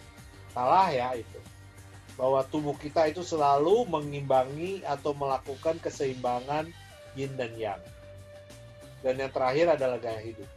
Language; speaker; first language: Indonesian; native; Indonesian